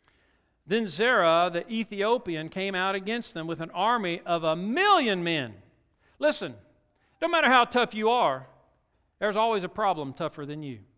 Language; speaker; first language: English; native; English